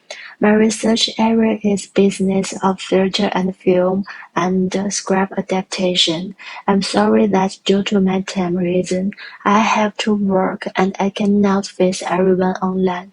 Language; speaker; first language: English; non-native, learner; Chinese